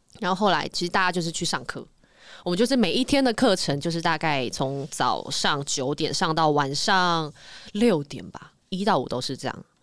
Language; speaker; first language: Chinese; native; Chinese